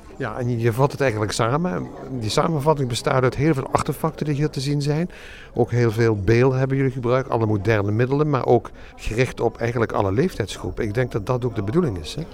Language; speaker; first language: Dutch; native; Dutch